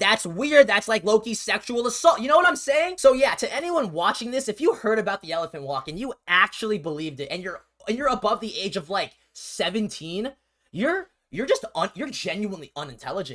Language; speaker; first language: English; native; English